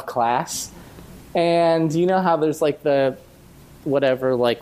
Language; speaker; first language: English; native; English